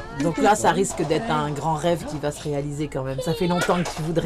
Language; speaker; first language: French; native; French